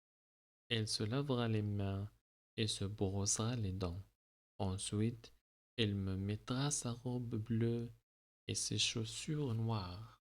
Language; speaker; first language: French; non-native, local second language; Arabic